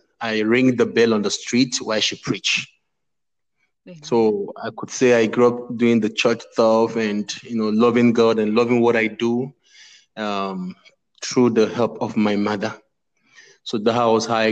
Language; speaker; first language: English; non-native, local second language; Igbo